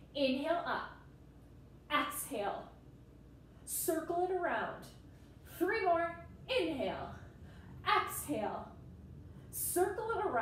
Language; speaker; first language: English; native; English